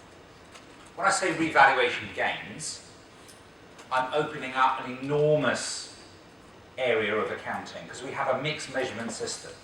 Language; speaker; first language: English; native; English